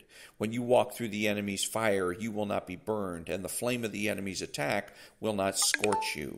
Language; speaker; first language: English; native; English